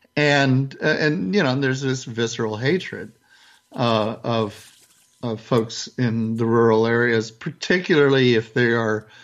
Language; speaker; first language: English; native; English